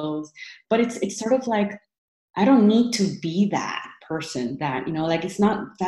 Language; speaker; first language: English; early bilingual, other home language; Spanish